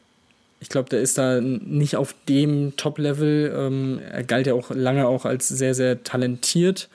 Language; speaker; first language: German; native; German